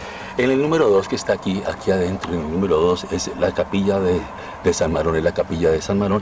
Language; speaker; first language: Spanish; native; Spanish